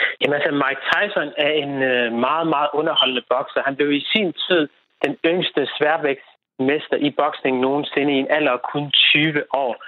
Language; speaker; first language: Danish; native; Danish